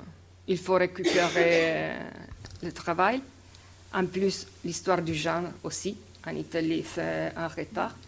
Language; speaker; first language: French; non-native, fluent; Italian